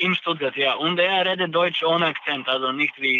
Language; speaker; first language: German; non-native, learner; Serbian